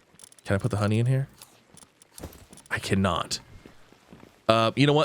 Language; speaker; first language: English; native; English